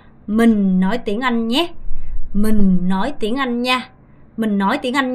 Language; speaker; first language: Vietnamese; non-native, fluent; Korean